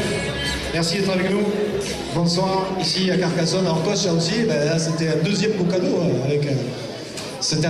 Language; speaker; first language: French; native; French